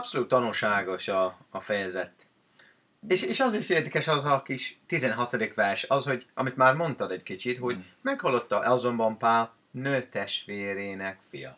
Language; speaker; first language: Hungarian; non-native, learner; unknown